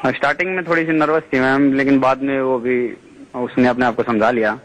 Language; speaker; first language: Hindi; native; Hindi